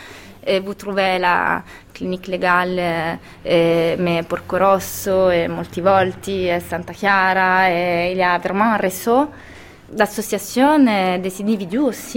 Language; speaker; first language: French; non-native, fluent; Italian